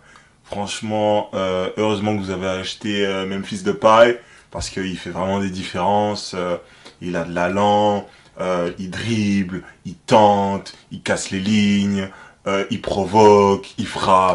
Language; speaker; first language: French; native; French